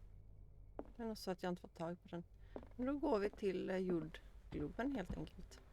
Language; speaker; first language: Swedish; native; Swedish